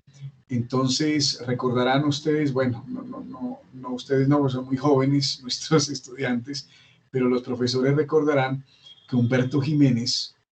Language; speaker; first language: Spanish; native; Spanish